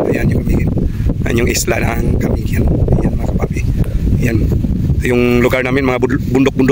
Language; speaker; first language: Filipino; non-native, local second language; Cebuano